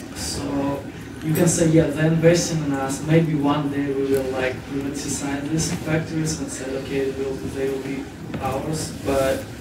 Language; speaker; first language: English; non-native, fluent; Russian